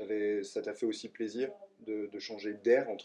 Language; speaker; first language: French; native; French